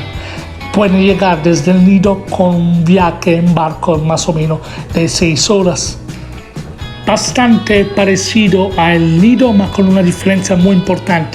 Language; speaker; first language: Spanish; non-native, fluent; Italian